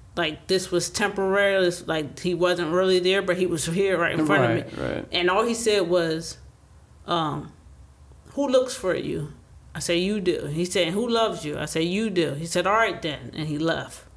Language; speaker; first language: English; native; English